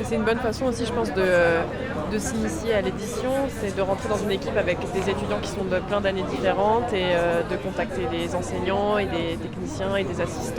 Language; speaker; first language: French; native; French